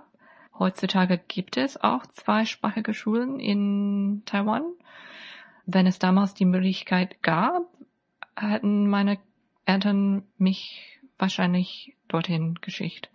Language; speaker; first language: German; non-native, fluent; English